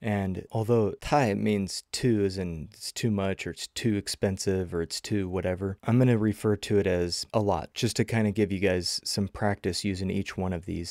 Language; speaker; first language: English; native; English